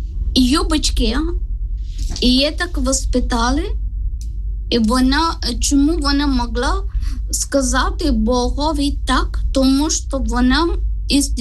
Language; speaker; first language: Ukrainian; non-native, learner; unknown